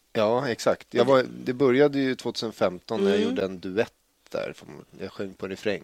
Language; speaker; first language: Swedish; native; Swedish